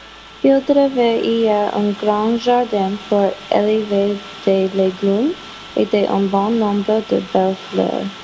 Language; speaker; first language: French; non-native, learner; English